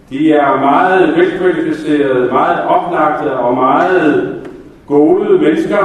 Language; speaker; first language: Danish; native; Danish